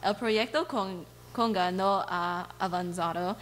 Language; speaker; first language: Spanish; non-native, learner; English